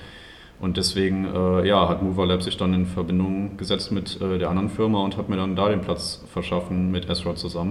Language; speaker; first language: German; native; German